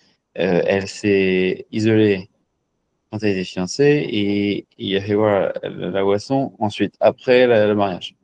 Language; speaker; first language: French; native; French